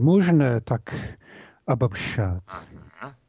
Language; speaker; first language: Russian; non-native, learner; English